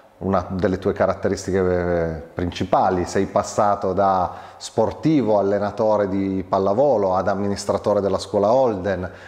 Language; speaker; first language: Italian; native; Italian